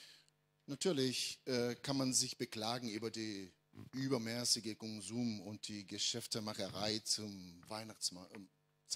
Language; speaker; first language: German; non-native, fluent; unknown